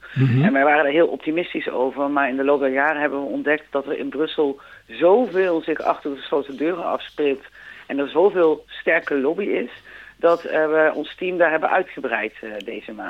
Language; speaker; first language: Dutch; native; Dutch